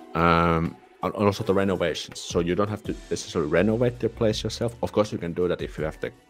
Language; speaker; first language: English; non-native, fluent; Finnish